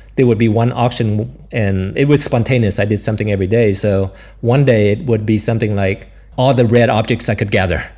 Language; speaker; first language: English; native; English